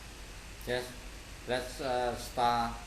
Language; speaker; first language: English; non-native, learner; Vietnamese